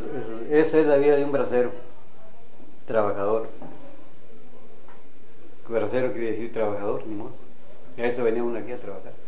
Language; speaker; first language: Spanish; native; Spanish